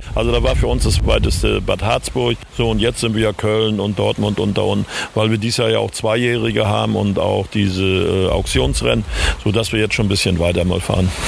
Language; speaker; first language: German; native; German